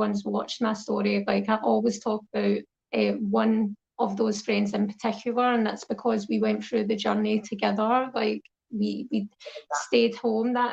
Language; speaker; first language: English; native; English